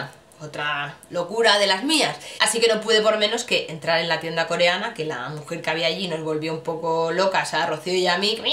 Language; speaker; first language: Spanish; native; Spanish